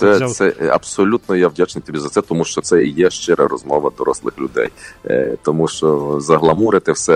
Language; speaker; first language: Ukrainian; native; Ukrainian